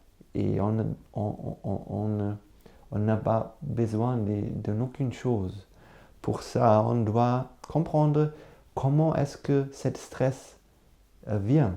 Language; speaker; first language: French; non-native, learner; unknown